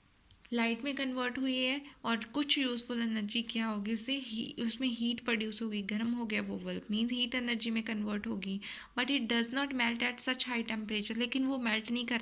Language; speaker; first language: Hindi; native; Hindi